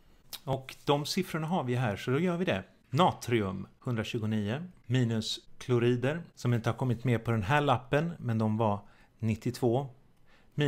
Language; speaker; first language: Swedish; native; Swedish